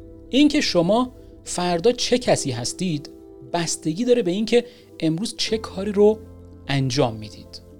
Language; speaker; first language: Persian; native; Persian